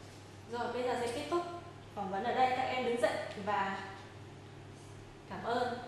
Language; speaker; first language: Vietnamese; native; Vietnamese